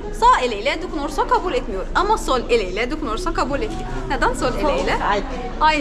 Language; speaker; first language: Turkish; non-native, learner; Arabic